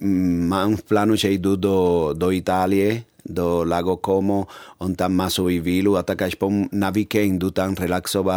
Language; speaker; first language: Czech; non-native, fluent; Spanish